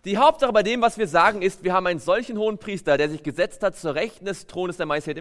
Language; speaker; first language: German; native; German